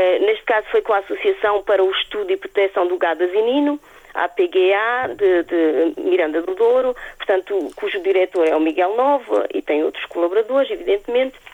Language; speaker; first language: Portuguese; native; Portuguese